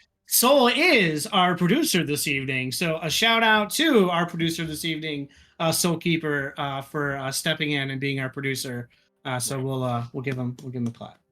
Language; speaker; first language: English; native; English